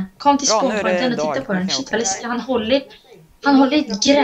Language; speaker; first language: Swedish; native; Swedish